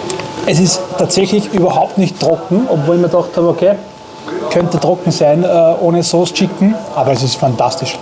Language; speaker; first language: German; native; German